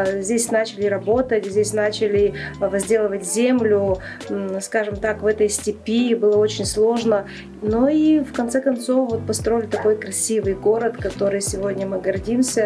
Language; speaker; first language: Russian; non-native, local second language; Bulgarian